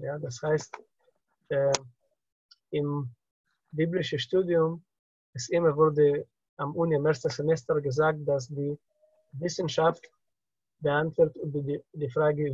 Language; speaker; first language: German; non-native, learner; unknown